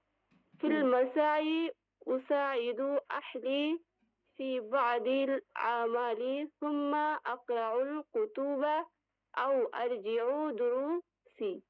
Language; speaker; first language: Arabic; non-native, learner; Bangla